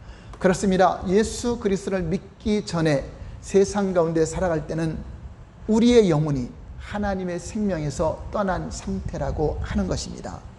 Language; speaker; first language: Korean; native; Korean